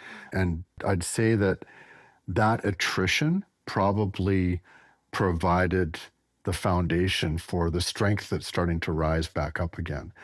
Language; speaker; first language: English; native; English